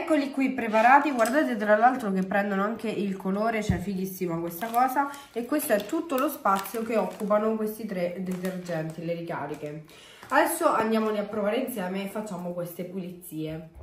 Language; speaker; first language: Italian; native; Italian